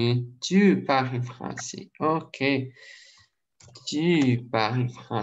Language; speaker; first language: French; non-native, learner; Russian